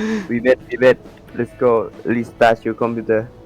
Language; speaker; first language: English; non-native, learner; Thai